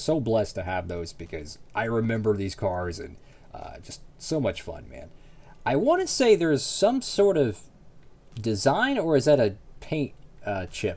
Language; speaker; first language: English; native; English